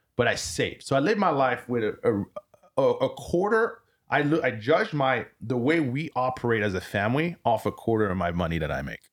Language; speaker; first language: English; early bilingual, other home language; French